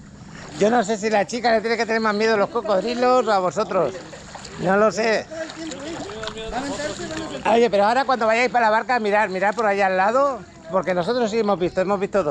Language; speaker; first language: Spanish; native; Spanish